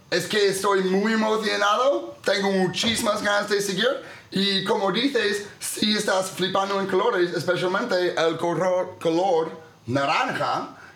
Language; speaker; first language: Spanish; non-native, fluent; English